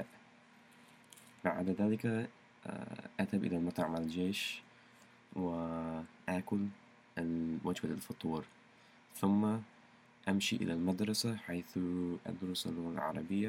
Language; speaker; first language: Arabic; non-native, learner; English